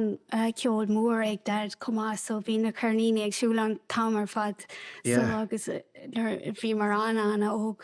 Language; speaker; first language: Irish; non-native, local second language; English